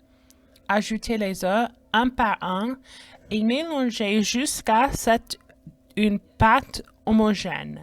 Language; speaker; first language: French; non-native, fluent; English